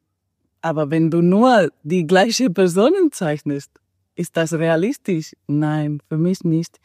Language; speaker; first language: German; non-native, fluent; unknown